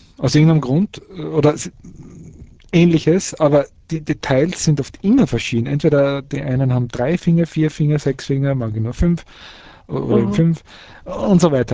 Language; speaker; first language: German; early bilingual, other home language; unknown